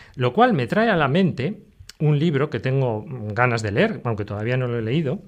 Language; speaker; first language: Spanish; native; Spanish